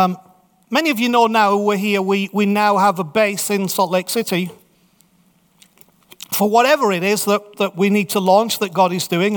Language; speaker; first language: English; native; English